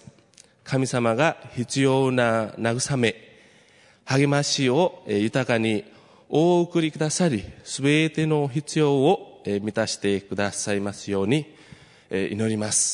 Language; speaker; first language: Japanese; non-native, fluent; Nepali